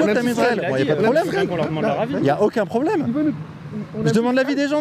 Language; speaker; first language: French; native; French